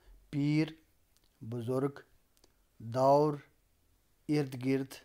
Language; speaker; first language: Persian; non-native, local second language; Urdu